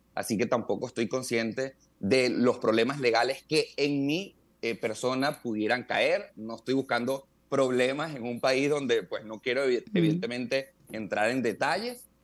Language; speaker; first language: Spanish; native; Spanish